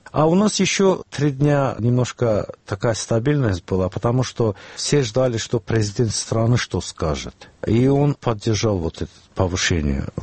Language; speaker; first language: Russian; non-native, local second language; Azerbaijani